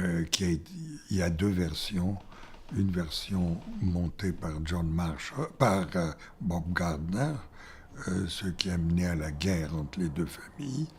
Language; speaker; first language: French; non-native, fluent; Bulgarian